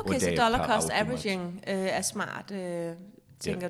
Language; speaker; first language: Swedish; non-native, learner; Danish